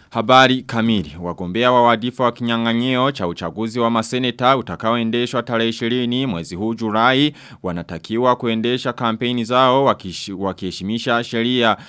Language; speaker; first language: Swahili; non-native, local second language; Rundi